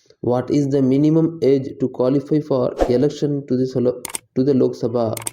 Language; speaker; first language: English; non-native, local second language; Tamil